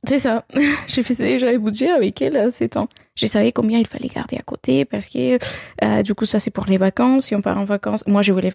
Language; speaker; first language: French; non-native, fluent; Spanish